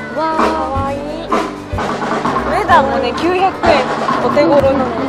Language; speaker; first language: Japanese; native; Japanese